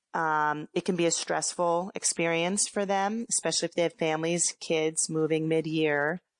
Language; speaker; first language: English; native; English